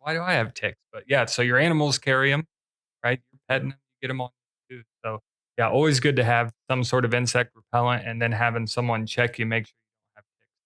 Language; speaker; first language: English; native; English